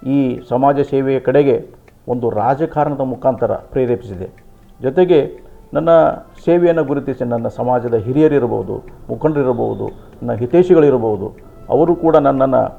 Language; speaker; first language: Kannada; native; Kannada